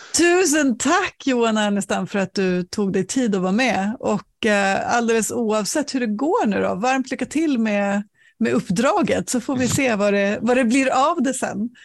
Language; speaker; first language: Swedish; native; Swedish